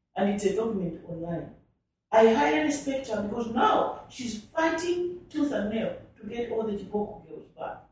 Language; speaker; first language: English; non-native, local second language; Nyanja